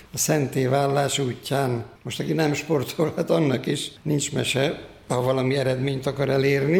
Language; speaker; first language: Hungarian; native; Hungarian